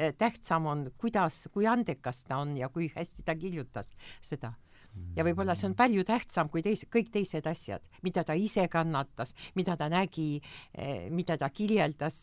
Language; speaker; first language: Estonian; non-native, local second language; Russian